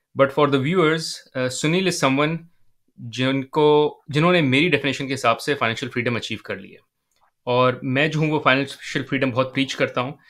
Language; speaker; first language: Urdu; native; Urdu